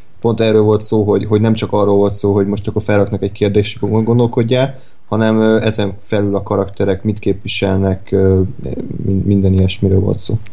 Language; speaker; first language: Hungarian; native; Hungarian